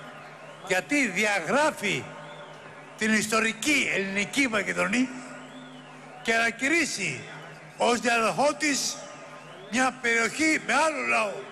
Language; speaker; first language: Greek; native; Greek